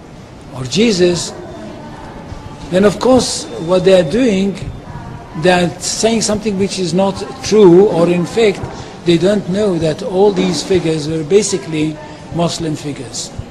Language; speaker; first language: English; non-native, fluent; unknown